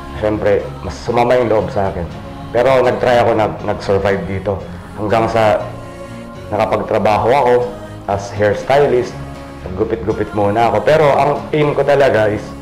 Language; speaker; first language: Filipino; non-native, local second language; Tausug